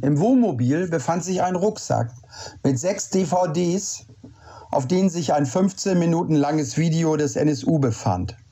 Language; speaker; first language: German; native; German